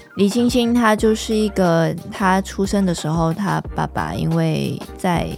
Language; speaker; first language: Chinese; non-native, fluent; Vietnamese